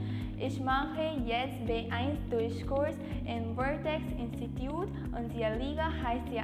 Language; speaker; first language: German; non-native, learner; Urdu